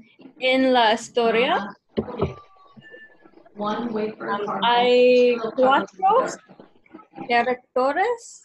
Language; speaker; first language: Spanish; non-native, learner; English